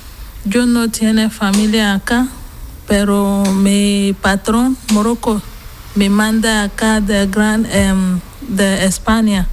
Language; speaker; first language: Spanish; non-native, learner; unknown